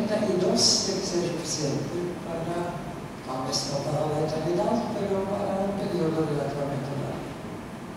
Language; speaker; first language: Spanish; non-native, fluent; Norwegian